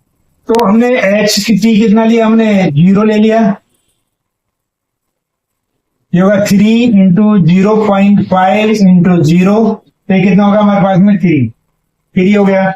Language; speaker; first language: Hindi; native; Hindi